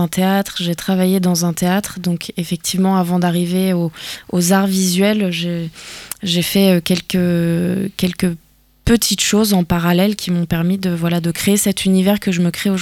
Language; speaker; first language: French; native; French